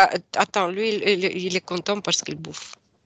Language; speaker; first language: French; non-native, fluent; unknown